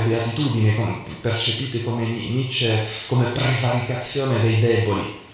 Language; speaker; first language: Italian; non-native, fluent; Arabic